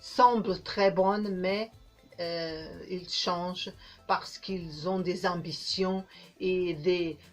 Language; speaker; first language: French; non-native, learner; Portuguese